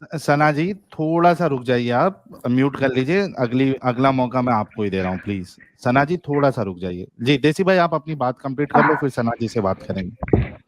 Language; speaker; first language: Hindi; native; Hindi